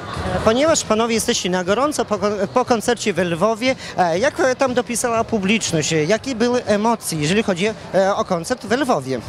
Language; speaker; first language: Polish; native; Polish